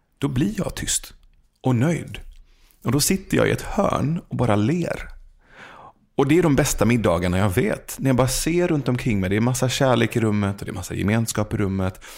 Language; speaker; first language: Swedish; early bilingual, other home language; Persian